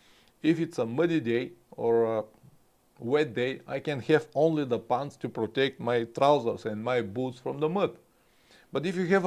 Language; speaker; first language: English; non-native, fluent; Bulgarian